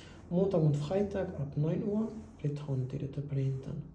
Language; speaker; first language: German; non-native, fluent; Albanian